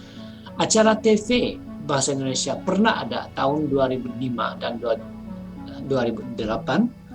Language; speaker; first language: Indonesian; non-native, fluent; Japanese